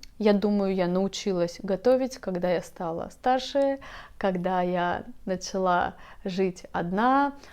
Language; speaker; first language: Russian; native; Russian